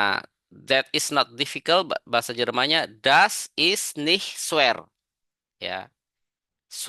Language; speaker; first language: German; non-native, fluent; Indonesian